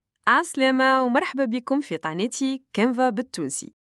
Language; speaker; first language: Arabic; native; Arabic